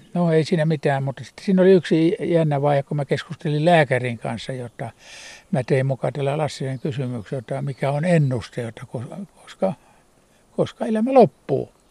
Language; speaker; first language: Finnish; native; Finnish